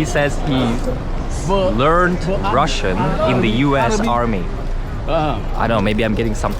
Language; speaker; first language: English; non-native, fluent; Russian